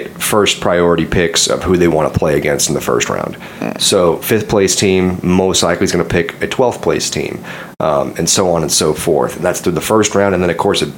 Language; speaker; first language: English; native; English